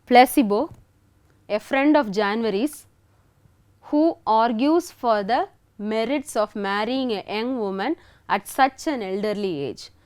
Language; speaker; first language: English; non-native, local second language; Tamil